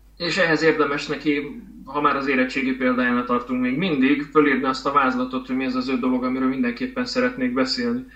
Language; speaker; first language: Hungarian; native; Hungarian